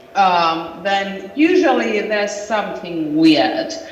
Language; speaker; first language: English; non-native, fluent; Finnish